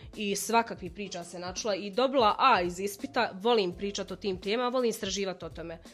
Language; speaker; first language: Croatian; non-native, fluent; Arabic